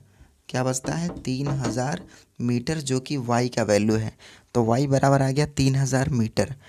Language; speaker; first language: Hindi; native; Hindi